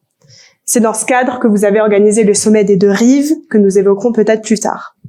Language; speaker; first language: French; native; French